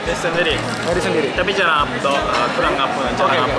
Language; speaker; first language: Indonesian; non-native, learner; Japanese